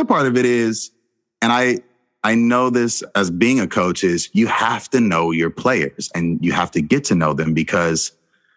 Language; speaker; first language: English; native; English